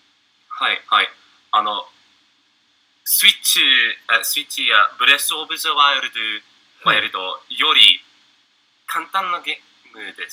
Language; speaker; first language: Japanese; non-native, learner; English